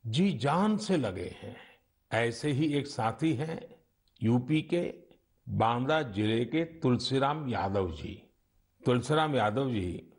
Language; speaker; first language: Hindi; non-native, local second language; Gujarati